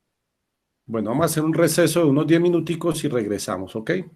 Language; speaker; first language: Spanish; native; Spanish